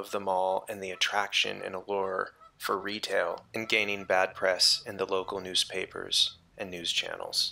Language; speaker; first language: English; native; English